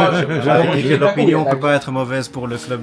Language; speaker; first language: French; non-native, fluent; Polish